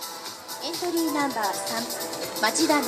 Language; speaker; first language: Japanese; native; Japanese